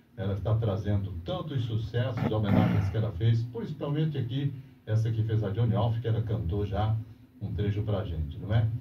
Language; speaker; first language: Portuguese; native; Portuguese